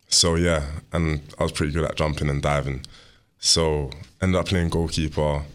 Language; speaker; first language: English; native; English